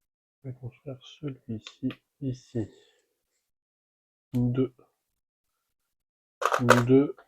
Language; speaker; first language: French; native; French